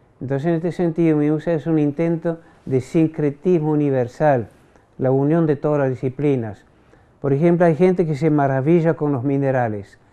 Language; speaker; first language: Spanish; non-native, fluent; French